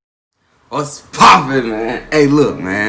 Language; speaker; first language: English; native; English